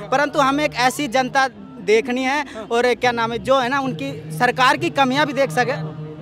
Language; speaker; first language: Hindi; native; Hindi